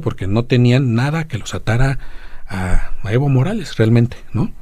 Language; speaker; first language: Spanish; native; Spanish